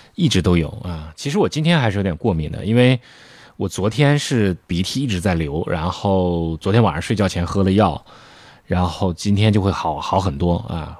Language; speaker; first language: Chinese; native; Chinese